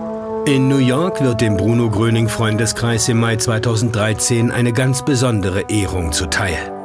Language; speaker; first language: German; native; German